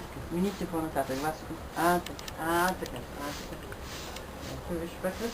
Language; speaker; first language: Bulgarian; native; Bulgarian